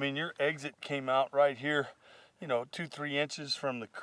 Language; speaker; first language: English; native; English